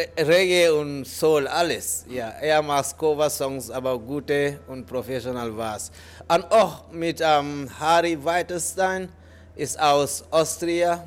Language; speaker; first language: German; non-native, learner; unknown